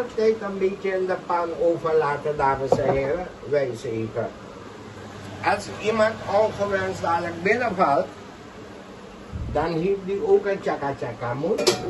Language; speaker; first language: Dutch; non-native, local second language; Caribbean Hindustani